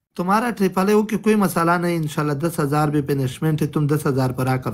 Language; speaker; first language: Hindi; non-native, local second language; Pashto